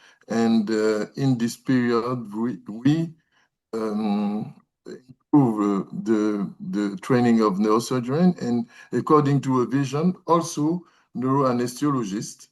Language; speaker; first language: English; non-native, learner; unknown